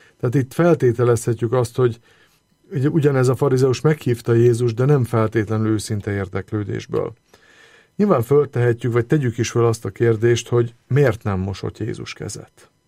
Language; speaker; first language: Hungarian; native; Hungarian